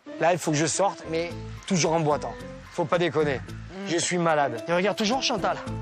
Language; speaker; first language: French; native; French